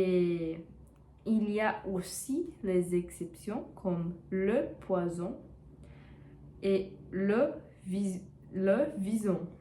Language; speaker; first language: French; non-native, learner; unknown